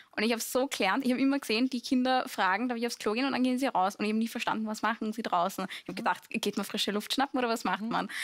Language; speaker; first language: German; early bilingual, other home language; Arabic